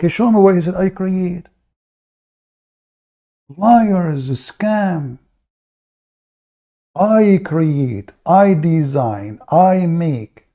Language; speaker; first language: English; non-native, fluent; Arabic